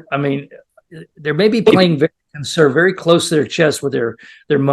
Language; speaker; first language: English; native; English